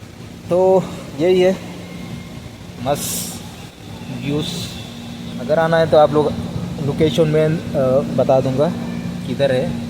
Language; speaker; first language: Hindi; non-native, local second language; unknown